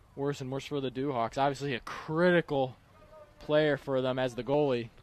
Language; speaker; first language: English; native; English